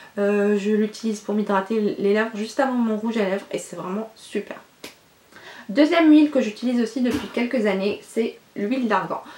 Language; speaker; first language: French; non-native, local second language; Arabic